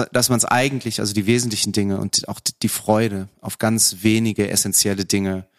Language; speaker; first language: German; native; German